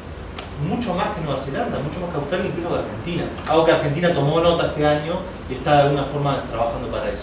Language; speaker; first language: Spanish; native; Spanish